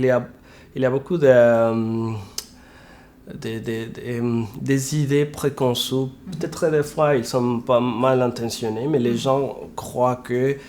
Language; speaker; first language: French; non-native, fluent; Spanish